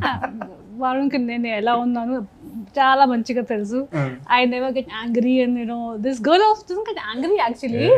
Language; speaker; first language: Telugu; non-native, fluent; Hindi